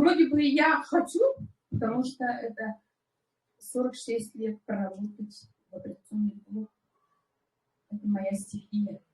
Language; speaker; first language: Russian; non-native, local second language; Yakut